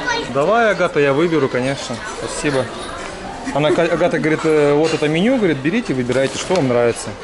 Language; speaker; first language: Russian; native; Russian